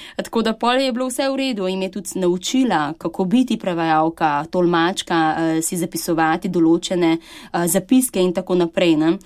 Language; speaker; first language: Slovenian; early bilingual, other home language; Chinese